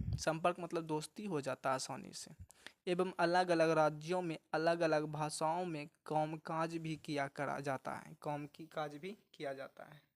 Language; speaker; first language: Hindi; native; Hindi